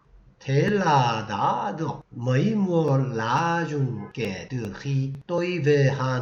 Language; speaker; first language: Vietnamese; non-native, fluent; Korean